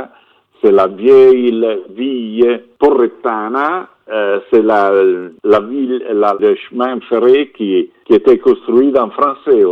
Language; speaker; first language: French; non-native, fluent; Italian